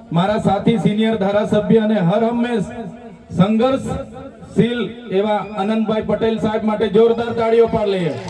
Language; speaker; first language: Gujarati; non-native, local second language; Vasavi